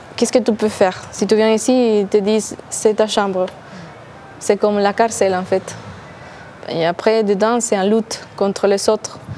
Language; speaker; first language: French; non-native, learner; Spanish